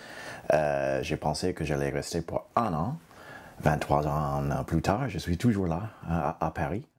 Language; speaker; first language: French; non-native, fluent; English